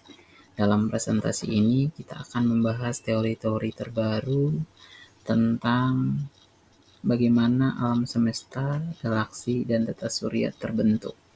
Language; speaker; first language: Indonesian; native; Indonesian